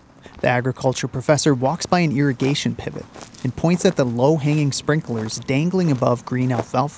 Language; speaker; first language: English; native; English